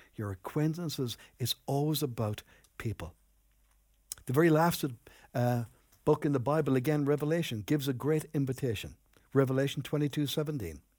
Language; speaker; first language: English; native; English